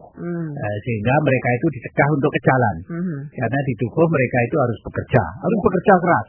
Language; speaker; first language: Indonesian; non-native, local second language; Javanese